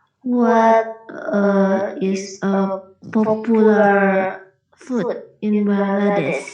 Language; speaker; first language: English; non-native, learner; Indonesian